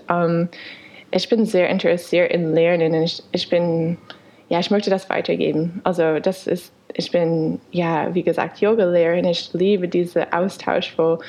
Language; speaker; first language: German; non-native, fluent; English